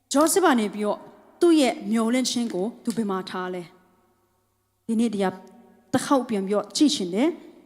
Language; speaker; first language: Burmese; non-native, local second language; Tedim Chin